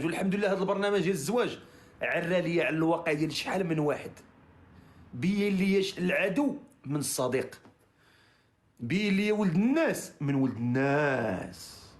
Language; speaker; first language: Arabic; native; Arabic